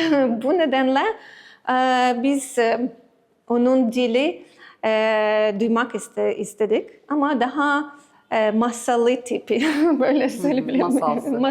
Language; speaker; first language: Turkish; non-native, learner; Russian